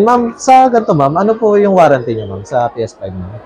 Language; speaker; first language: Filipino; native; Filipino